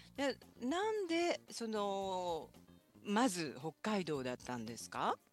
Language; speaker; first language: Japanese; native; Japanese